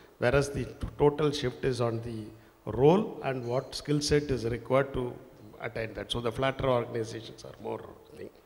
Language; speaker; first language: English; non-native, local second language; Tamil